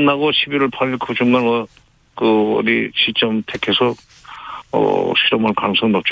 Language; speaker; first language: Korean; native; Korean